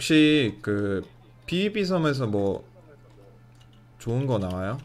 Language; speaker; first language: Korean; non-native, fluent; Russian